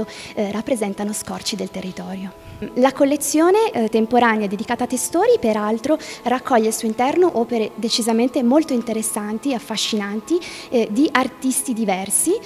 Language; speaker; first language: Italian; native; Italian